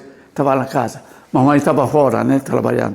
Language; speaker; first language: Portuguese; non-native, learner; Japanese